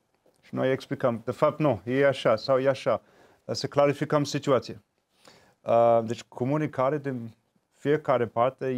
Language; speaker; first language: Romanian; non-native, fluent; English